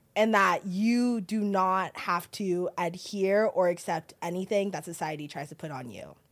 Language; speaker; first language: English; early bilingual, other home language; Filipino